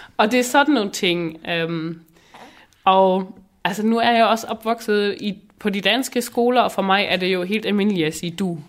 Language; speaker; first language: Danish; non-native, local second language; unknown